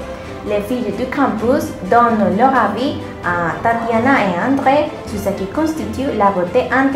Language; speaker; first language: French; non-native, learner; Spanish